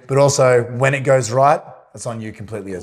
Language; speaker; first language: English; native; English